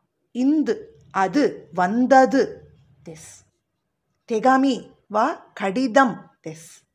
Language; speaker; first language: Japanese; non-native, fluent; Tamil